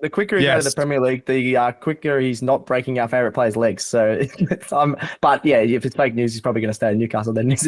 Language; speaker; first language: English; native; English